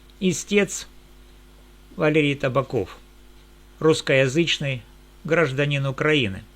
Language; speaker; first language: Russian; native; Russian